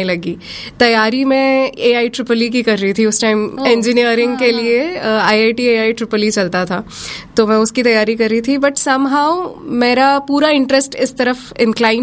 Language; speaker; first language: Hindi; native; Hindi